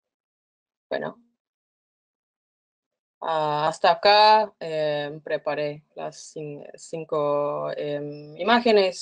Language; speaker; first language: Spanish; non-native, fluent; Korean